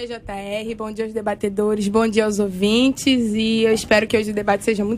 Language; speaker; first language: Portuguese; native; Portuguese